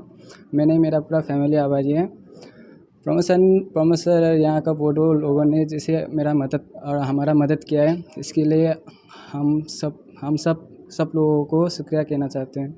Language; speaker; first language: Hindi; non-native, fluent; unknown